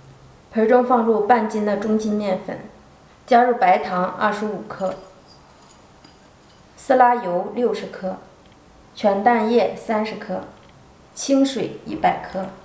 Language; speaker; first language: Chinese; native; Chinese